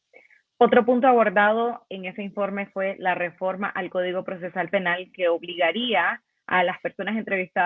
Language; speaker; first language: Spanish; native; Spanish